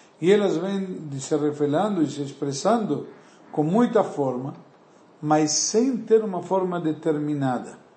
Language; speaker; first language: Portuguese; non-native, fluent; Spanish